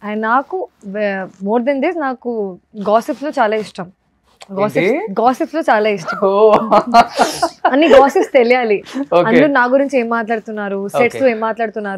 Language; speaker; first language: Telugu; non-native, fluent; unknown